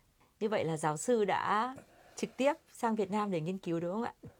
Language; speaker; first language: Vietnamese; native; Vietnamese